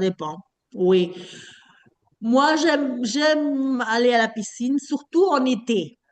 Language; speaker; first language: French; non-native, fluent; Spanish